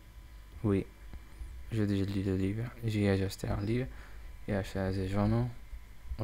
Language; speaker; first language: French; non-native, learner; English